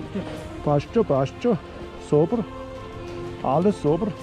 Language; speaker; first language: German; native; German